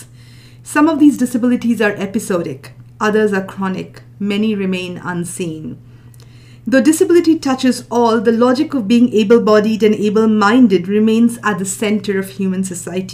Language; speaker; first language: English; non-native, local second language; Bangla